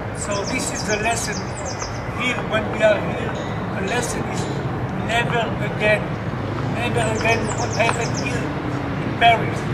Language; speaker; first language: English; non-native, fluent; Hebrew